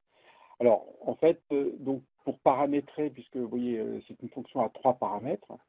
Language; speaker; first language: French; native; French